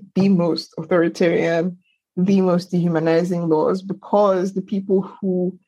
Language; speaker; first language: English; non-native, local second language; Yoruba